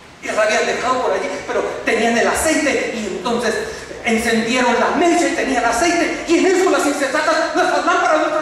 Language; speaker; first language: Spanish; native; Spanish